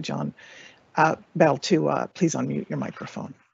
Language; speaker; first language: English; native; English